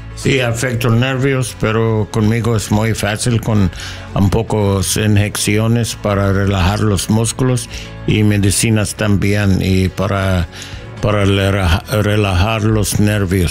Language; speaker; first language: Spanish; non-native, learner; English